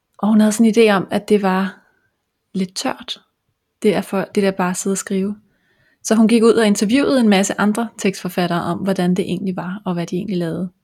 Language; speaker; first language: Danish; native; Danish